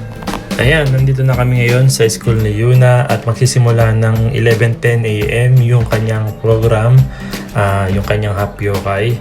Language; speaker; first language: Filipino; native; Filipino